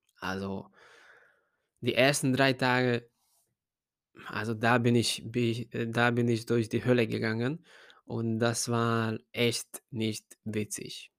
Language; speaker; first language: German; non-native, fluent; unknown